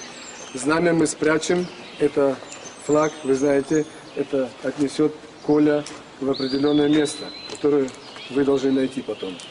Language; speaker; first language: Russian; native; Russian